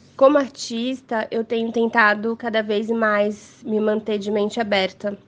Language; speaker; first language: Portuguese; native; Portuguese